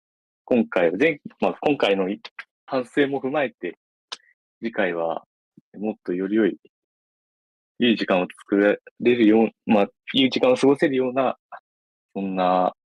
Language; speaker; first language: Japanese; native; Japanese